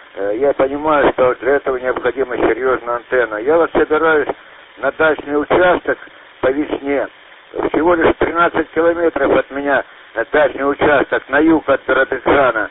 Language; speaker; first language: Russian; native; Russian